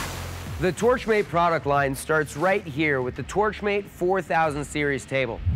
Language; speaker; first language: English; native; English